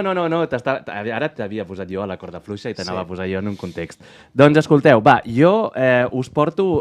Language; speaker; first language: Catalan; native; Catalan